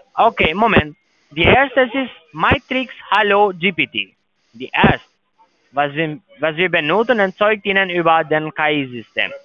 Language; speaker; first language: German; non-native, learner; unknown